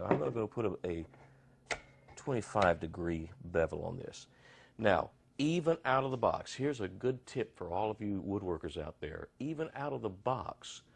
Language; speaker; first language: English; native; English